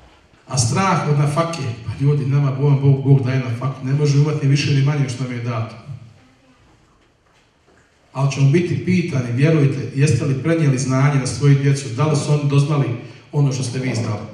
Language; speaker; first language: Bosnian; native; Bosnian